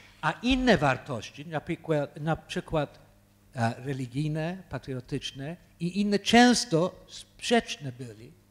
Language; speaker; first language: Polish; early bilingual, heritage; Polish